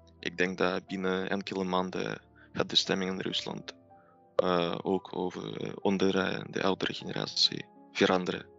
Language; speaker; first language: Dutch; non-native, fluent; Russian